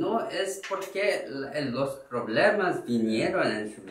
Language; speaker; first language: Spanish; non-native, learner; Korean